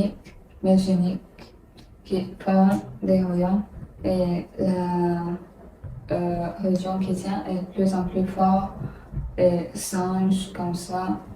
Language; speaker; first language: French; non-native, learner; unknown